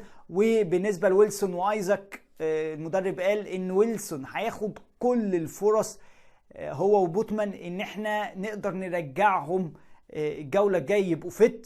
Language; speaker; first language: Arabic; native; Arabic